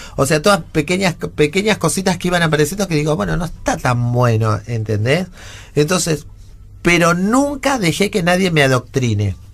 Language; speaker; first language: Spanish; native; Spanish